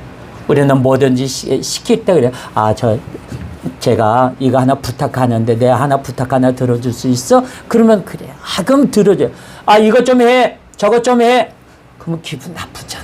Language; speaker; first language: Korean; native; Korean